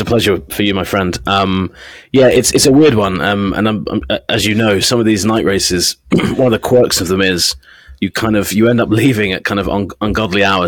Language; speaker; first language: English; native; English